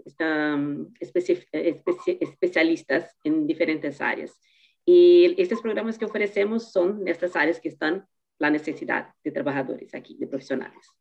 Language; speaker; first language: Spanish; non-native, learner; Portuguese